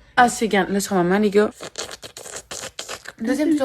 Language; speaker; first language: French; native; French